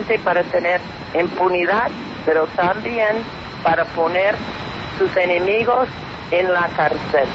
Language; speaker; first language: Spanish; non-native, fluent; English